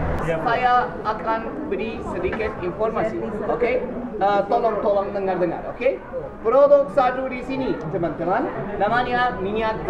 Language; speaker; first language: Indonesian; non-native, learner; Turkish